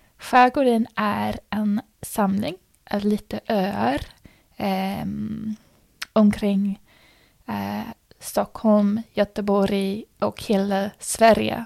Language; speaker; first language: Swedish; non-native, fluent; English